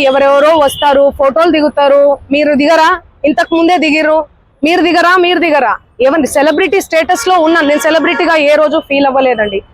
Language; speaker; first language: Telugu; non-native, local second language; Lambadi